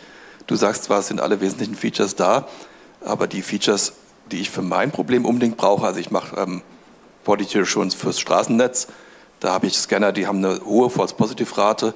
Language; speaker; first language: German; native; German